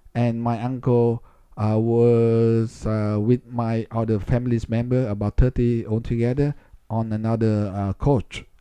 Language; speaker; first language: English; non-native, fluent; Vietnamese